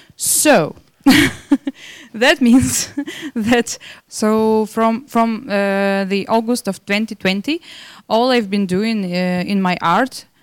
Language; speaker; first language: English; non-native, fluent; Belarusian